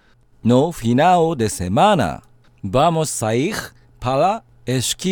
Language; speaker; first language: Portuguese; non-native, learner; Japanese